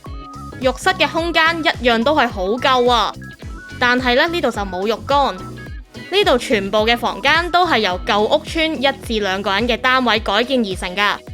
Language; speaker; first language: Cantonese; native; Cantonese